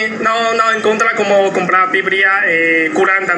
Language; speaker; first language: Portuguese; non-native, learner; Chinese